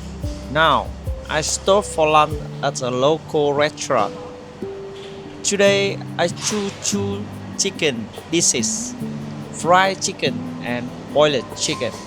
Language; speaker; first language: English; non-native, fluent; Vietnamese